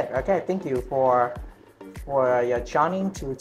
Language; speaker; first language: English; non-native, learner; Vietnamese